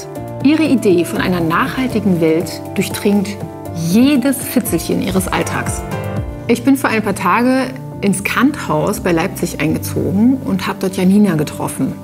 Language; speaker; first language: German; native; German